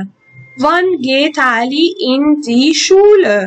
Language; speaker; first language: German; non-native, fluent; Arabic